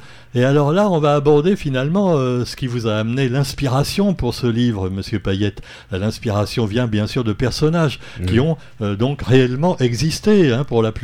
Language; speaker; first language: French; native; French